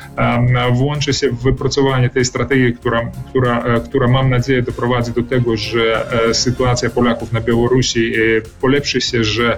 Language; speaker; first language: Polish; early bilingual, heritage; Polish